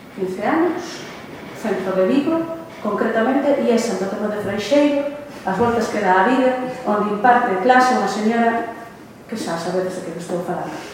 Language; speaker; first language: Galician; non-native, local second language; Spanish